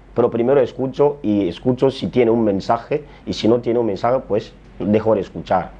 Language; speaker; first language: Spanish; non-native, local second language; Fang